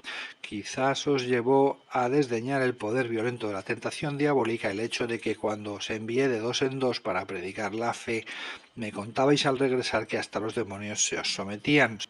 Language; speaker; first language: Spanish; native; Spanish